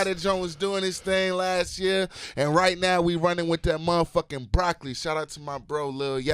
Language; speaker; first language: English; native; English